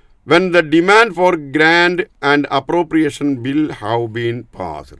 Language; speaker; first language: English; non-native, local second language; Malayalam